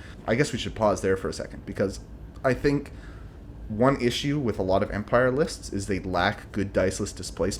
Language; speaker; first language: English; native; English